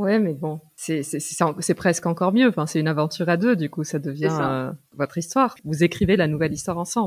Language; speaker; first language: French; native; French